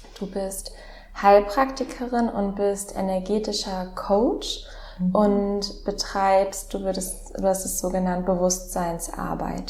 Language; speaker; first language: German; native; German